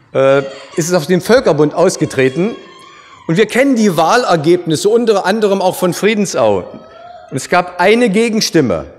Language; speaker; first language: German; native; German